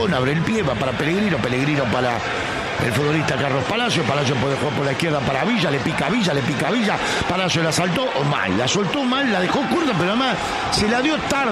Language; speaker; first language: Spanish; native; Spanish